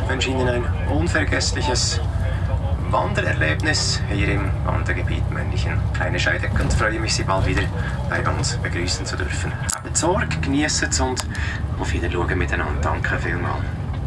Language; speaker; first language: German; native; German